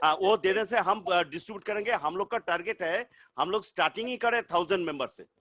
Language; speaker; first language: Hindi; non-native, local second language; Bangla